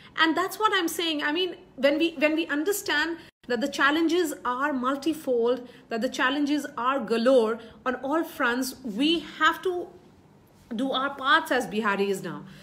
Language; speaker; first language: English; non-native, local second language; Hindi